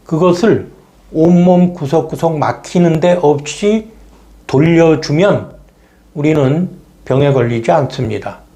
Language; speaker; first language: Korean; native; Korean